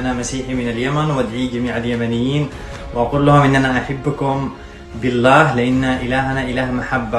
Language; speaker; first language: Arabic; native; Arabic